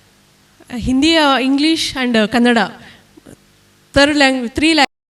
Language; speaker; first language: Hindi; non-native, local second language; Kannada